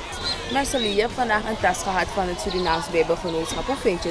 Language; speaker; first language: Dutch; native; Dutch